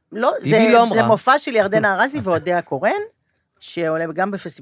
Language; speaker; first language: Hebrew; native; Hebrew